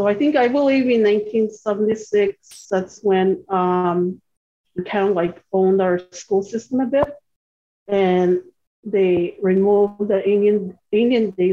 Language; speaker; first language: English; non-native, fluent; Cree